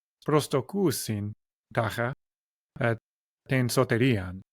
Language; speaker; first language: Greek; non-native, learner; English